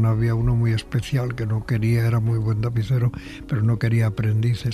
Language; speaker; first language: Spanish; native; Spanish